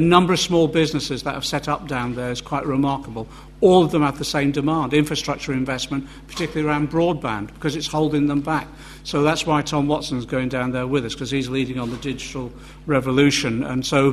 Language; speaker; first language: English; native; English